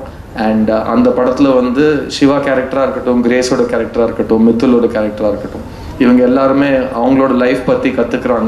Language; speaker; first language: Tamil; native; Tamil